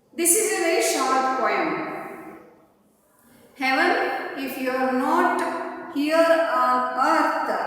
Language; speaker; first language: English; non-native, local second language; Kannada